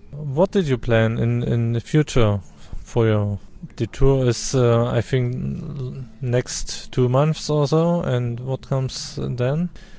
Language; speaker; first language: English; non-native, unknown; German